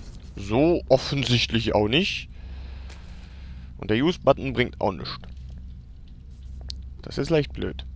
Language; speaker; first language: German; native; German